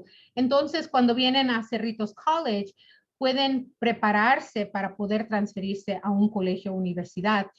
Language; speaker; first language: Spanish; early bilingual, other home language; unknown